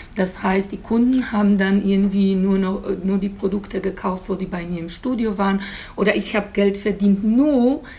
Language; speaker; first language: German; non-native, fluent; Polish